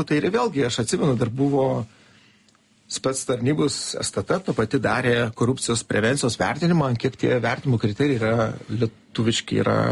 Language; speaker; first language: Lithuanian; native; Lithuanian